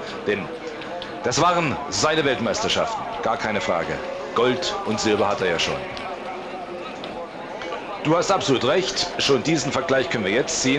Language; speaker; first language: German; native; German